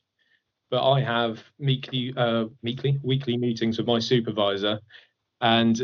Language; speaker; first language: English; native; English